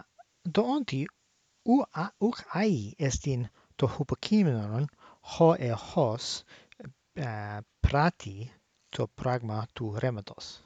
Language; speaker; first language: Greek; non-native, learner; English